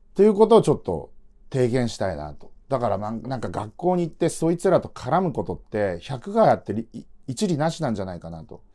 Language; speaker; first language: Japanese; native; Japanese